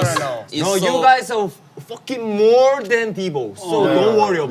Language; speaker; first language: English; non-native, learner; Korean